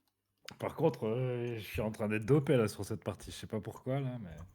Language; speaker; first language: French; native; French